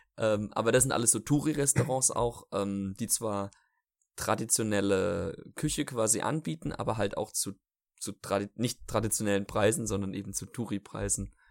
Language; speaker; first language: German; native; German